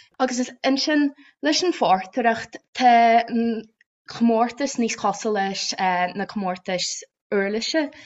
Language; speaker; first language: Irish; native; Irish